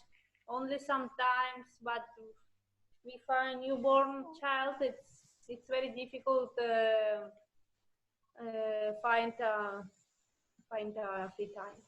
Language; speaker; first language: English; non-native, learner; Russian